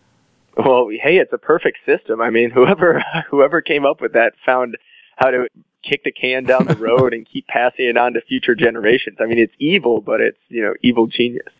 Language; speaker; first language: English; native; English